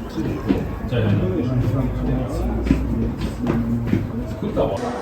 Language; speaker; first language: Japanese; non-native, learner; French